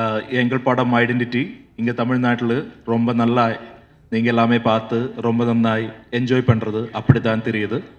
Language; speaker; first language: Tamil; non-native, learner; Malayalam